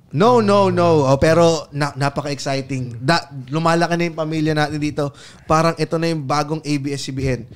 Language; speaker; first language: Filipino; native; Filipino